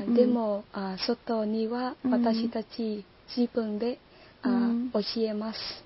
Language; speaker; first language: Japanese; non-native, learner; Vietnamese